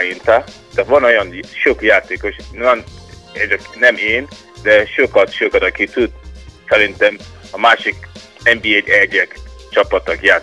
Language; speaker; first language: Hungarian; non-native, learner; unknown